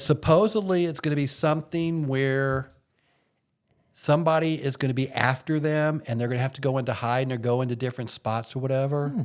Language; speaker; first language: English; native; English